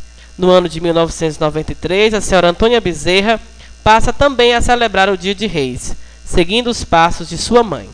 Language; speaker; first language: Portuguese; native; Portuguese